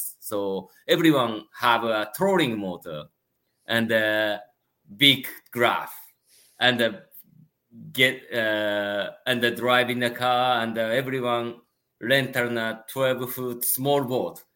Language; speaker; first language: English; non-native, learner; Japanese